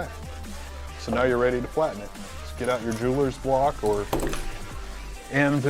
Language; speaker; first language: English; native; English